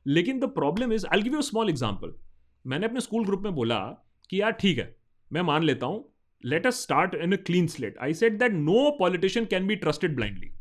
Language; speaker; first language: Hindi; non-native, local second language; Bangla